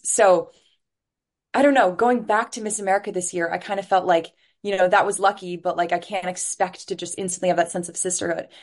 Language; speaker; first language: English; native; English